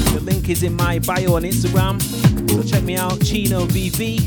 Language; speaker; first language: English; native; English